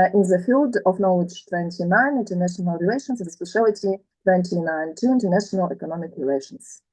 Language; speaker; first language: English; non-native, fluent; Ukrainian